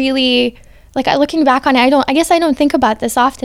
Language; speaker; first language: English; early bilingual, other home language; Bosnian